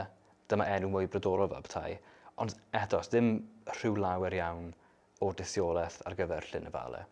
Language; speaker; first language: Welsh; native; Welsh